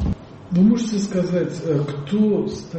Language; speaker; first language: Russian; non-native, local second language; Tajik